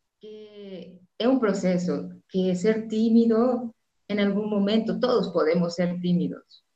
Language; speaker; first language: Spanish; non-native, fluent; Portuguese